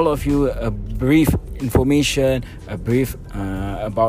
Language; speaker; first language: English; non-native, local second language; Malay